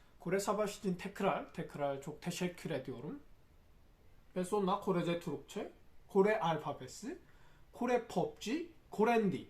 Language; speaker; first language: Turkish; non-native, fluent; Korean